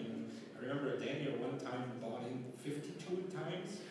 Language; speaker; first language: English; non-native, fluent; Italian